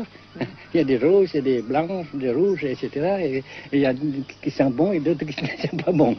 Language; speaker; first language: French; non-native, fluent; Vietnamese